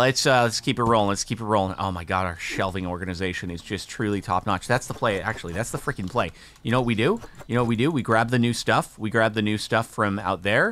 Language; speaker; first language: English; native; English